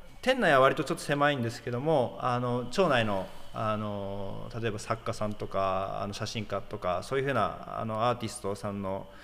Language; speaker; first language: Japanese; native; Japanese